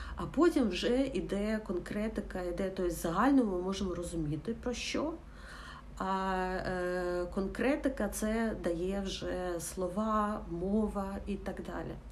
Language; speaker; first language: Ukrainian; non-native, local second language; Russian